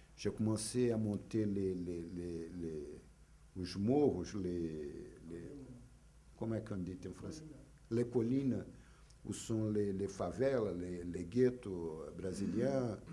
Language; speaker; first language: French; non-native, fluent; Portuguese